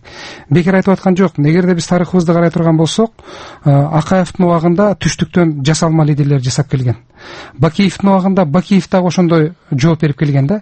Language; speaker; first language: Kyrgyz; native; Kyrgyz